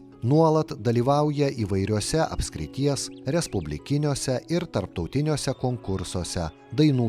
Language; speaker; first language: Lithuanian; native; Lithuanian